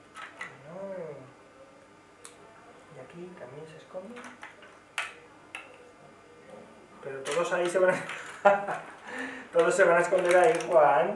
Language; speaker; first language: Spanish; native; Spanish